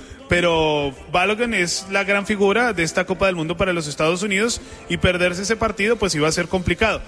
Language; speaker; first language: Spanish; native; Spanish